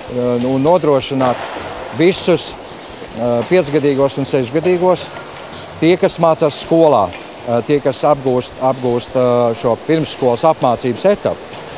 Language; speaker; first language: Latvian; native; Latvian